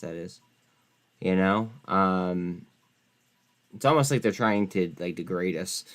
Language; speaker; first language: English; native; English